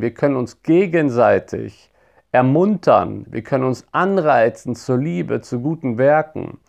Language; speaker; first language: German; native; German